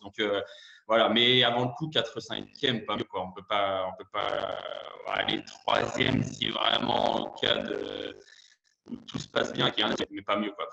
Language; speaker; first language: French; native; French